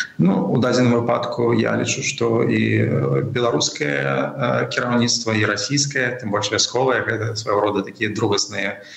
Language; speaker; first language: Belarusian; non-native, local second language; Russian